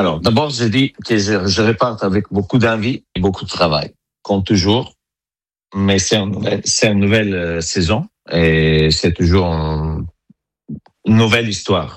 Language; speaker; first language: French; non-native, fluent; Italian